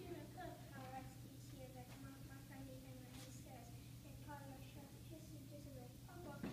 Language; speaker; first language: French; non-native, learner; English